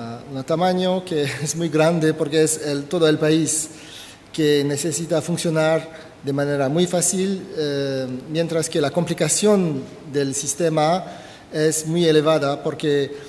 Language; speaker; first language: Spanish; non-native, fluent; French